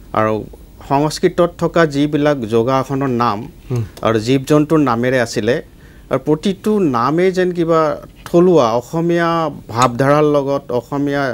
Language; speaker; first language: Assamese; native; Assamese